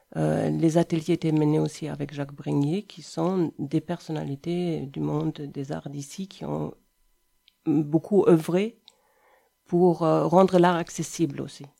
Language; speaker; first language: French; non-native, fluent; German